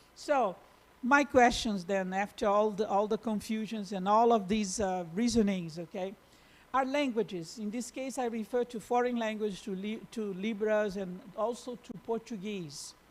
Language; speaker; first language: English; non-native, fluent; Portuguese